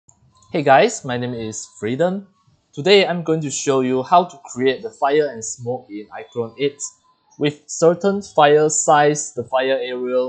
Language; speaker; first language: English; non-native, fluent; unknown